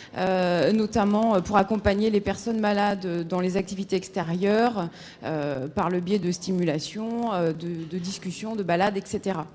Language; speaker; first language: French; native; French